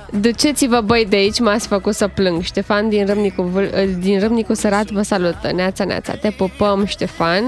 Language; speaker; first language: Romanian; native; Romanian